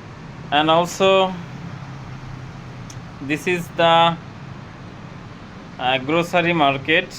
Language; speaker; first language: English; non-native, learner; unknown